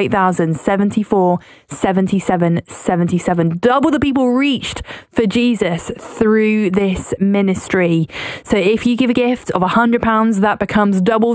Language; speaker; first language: English; native; English